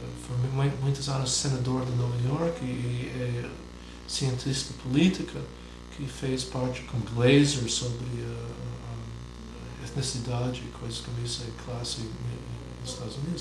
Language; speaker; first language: Portuguese; non-native, fluent; English